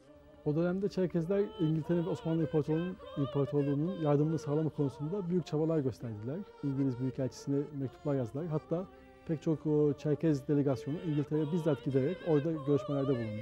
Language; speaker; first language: Turkish; native; Turkish